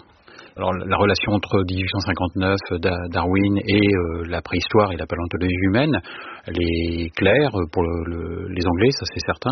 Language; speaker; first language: French; native; French